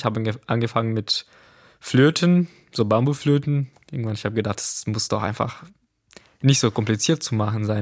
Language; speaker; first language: German; non-native, fluent; Portuguese